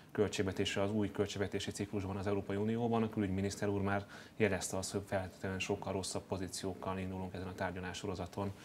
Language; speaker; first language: Hungarian; native; Hungarian